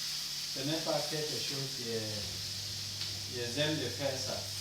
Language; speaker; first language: French; non-native, learner; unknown